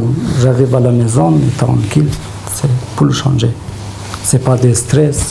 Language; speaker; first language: French; non-native, learner; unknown